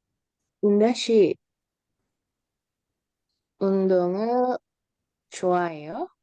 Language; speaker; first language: Korean; non-native, learner; Indonesian